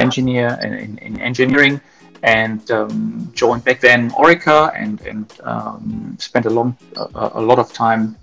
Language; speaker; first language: English; non-native, fluent; German